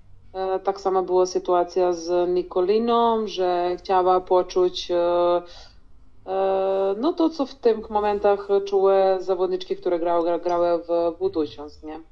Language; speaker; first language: Polish; non-native, fluent; Serbian